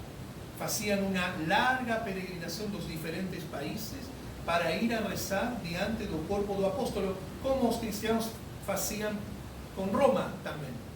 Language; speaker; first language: Spanish; non-native, learner; Portuguese